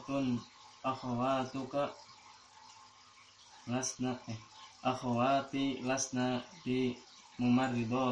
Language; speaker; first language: Arabic; non-native, learner; Indonesian